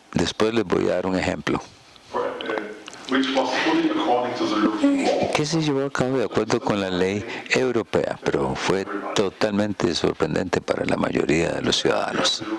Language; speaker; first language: Spanish; non-native, fluent; German